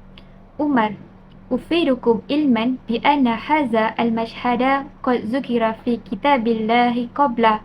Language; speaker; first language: Arabic; non-native, learner; Malay